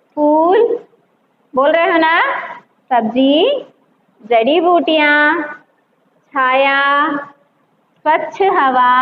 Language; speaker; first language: Hindi; non-native, local second language; Telugu